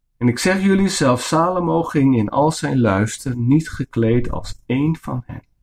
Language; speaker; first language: Dutch; non-native, local second language; Western Frisian